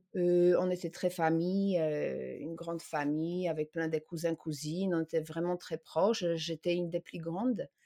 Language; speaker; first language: French; non-native, fluent; Polish